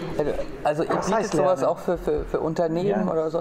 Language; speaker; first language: German; native; German